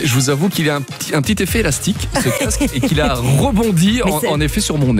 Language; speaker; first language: French; native; French